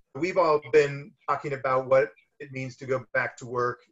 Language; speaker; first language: English; native; English